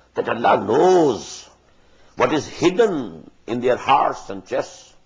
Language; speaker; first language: English; non-native, local second language; Urdu